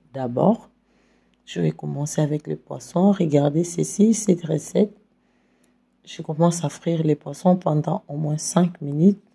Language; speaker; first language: French; non-native, local second language; Lingala